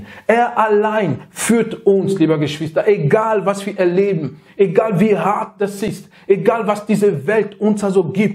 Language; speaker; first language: German; non-native, learner; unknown